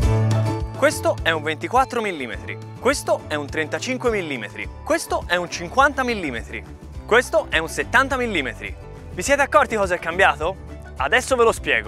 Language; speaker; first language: Italian; native; Italian